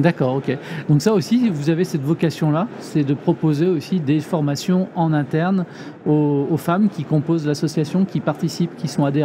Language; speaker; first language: French; native; French